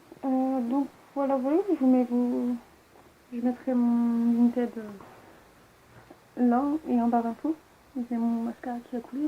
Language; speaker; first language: French; native; French